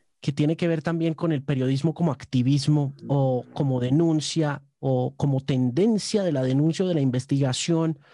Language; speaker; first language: Spanish; native; Spanish